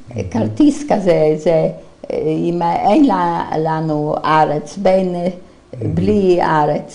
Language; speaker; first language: Hebrew; non-native, fluent; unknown